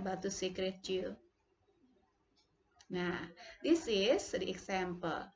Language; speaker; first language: English; non-native, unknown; Indonesian